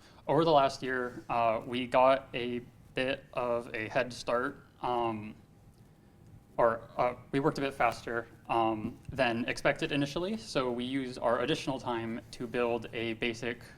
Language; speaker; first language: English; native; English